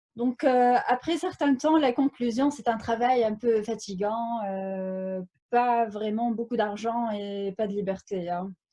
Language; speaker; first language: French; non-native, local second language; Arabic